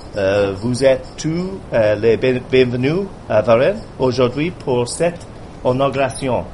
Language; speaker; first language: French; non-native, learner; English